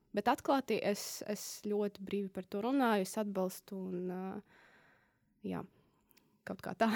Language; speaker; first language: Latvian; non-native, local second language; Russian